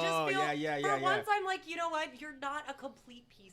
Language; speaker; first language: English; native; English